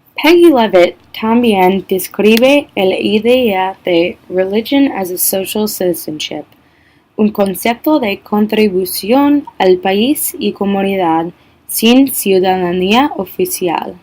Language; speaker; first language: Spanish; non-native, learner; English